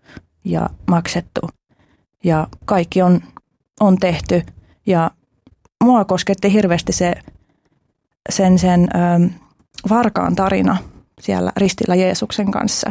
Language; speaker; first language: Finnish; early bilingual, other home language; Albanian